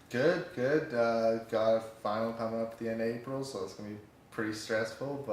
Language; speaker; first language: English; native; English